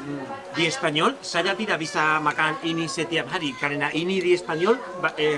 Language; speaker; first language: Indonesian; non-native, learner; Spanish